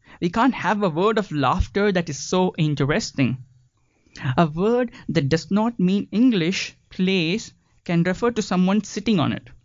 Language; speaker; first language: English; non-native, local second language; Tamil